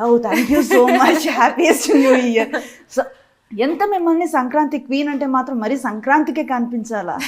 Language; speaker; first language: Telugu; native; Telugu